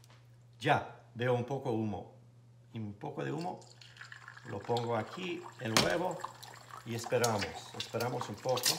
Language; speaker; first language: Spanish; non-native, fluent; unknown